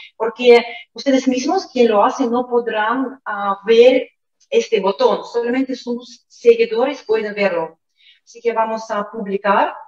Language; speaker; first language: Spanish; non-native, fluent; Russian